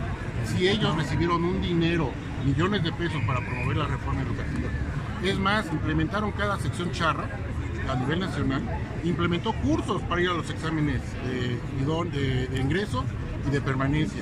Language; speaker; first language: Spanish; native; Spanish